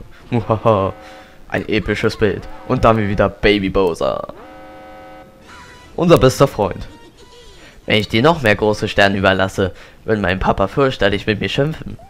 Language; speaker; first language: German; native; German